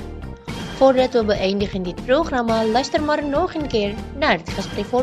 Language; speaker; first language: Dutch; non-native, learner; Indonesian